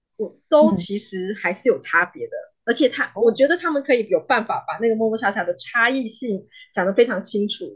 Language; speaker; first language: Chinese; native; Chinese